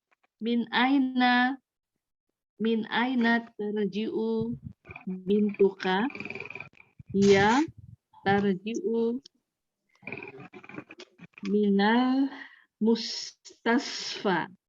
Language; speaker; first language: Arabic; non-native, learner; Indonesian